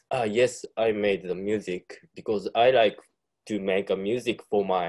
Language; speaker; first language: English; non-native, learner; Japanese